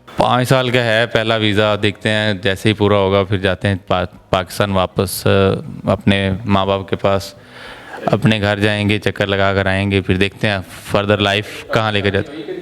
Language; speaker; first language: Urdu; non-native, local second language; Punjabi